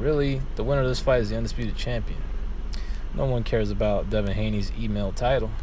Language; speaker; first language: English; native; English